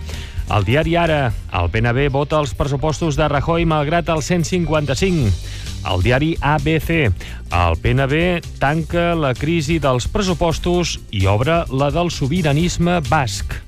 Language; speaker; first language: Catalan; native; Catalan